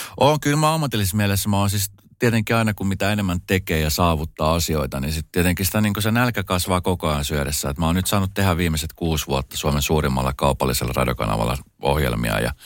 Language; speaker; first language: Finnish; native; Finnish